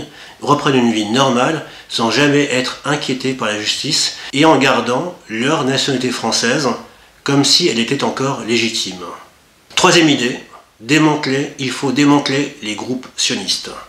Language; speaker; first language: French; native; French